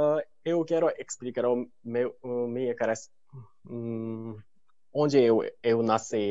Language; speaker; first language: Portuguese; non-native, learner; Turkish